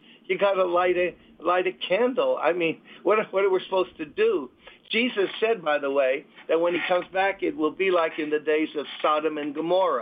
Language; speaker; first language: English; native; English